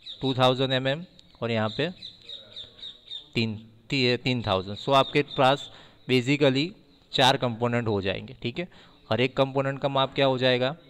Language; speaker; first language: Hindi; non-native, local second language; Gujarati